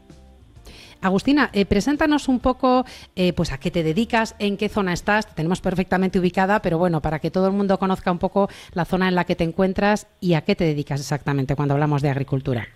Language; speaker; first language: Spanish; native; Spanish